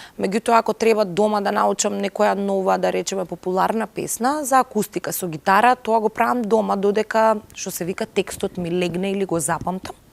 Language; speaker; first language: Macedonian; native; Macedonian